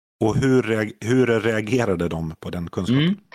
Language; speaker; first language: Swedish; native; Swedish